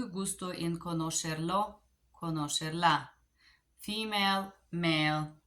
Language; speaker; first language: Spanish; non-native, learner; Bulgarian